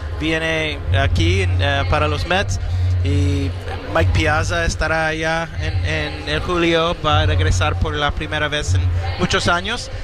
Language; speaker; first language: Spanish; non-native, fluent; English